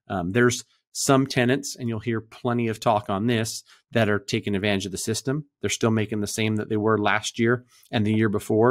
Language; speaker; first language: English; native; English